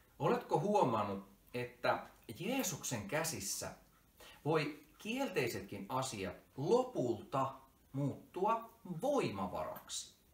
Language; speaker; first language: Finnish; native; Finnish